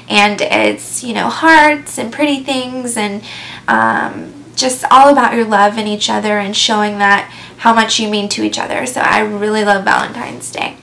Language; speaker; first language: English; native; English